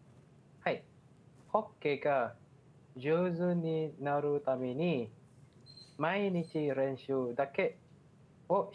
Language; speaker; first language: Japanese; non-native, learner; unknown